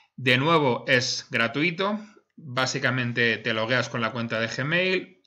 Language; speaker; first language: Spanish; native; Spanish